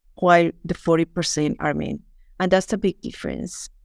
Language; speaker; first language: English; non-native, fluent; Spanish